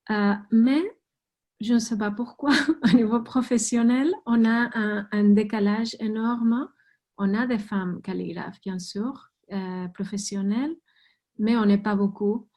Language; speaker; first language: French; non-native, fluent; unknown